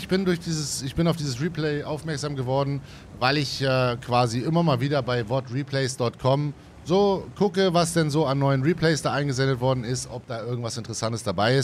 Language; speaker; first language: German; native; German